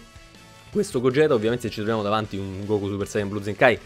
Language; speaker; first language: Italian; native; Italian